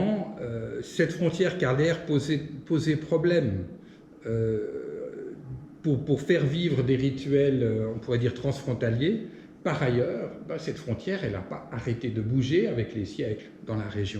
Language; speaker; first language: French; native; French